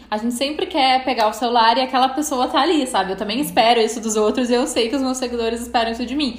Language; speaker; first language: Portuguese; native; Portuguese